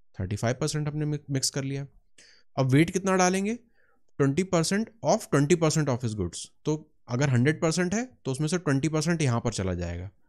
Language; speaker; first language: Hindi; native; Hindi